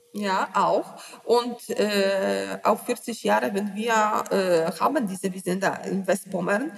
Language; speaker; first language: German; non-native, learner; Polish